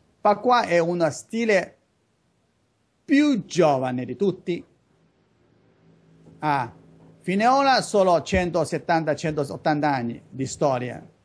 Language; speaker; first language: Italian; non-native, learner; Chinese